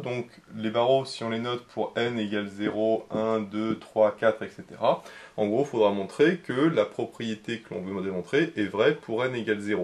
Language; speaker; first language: French; native; French